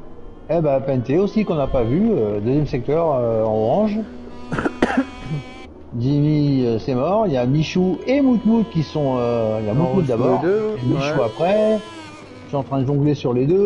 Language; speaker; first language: French; native; French